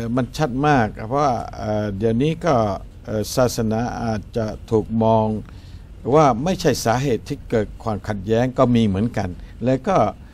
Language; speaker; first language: Thai; non-native, local second language; Pattani Malay